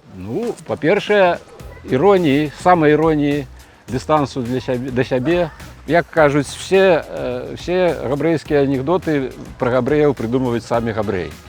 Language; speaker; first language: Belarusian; native; Belarusian